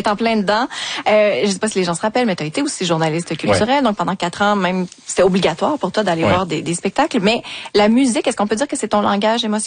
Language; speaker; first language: French; native; French